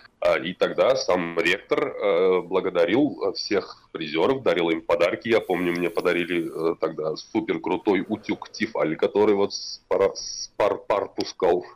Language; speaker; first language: Russian; non-native, local second language; Tatar